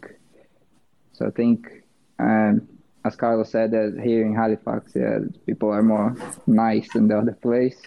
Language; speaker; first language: English; non-native, fluent; Portuguese